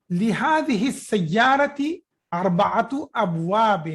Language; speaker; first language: Arabic; non-native, fluent; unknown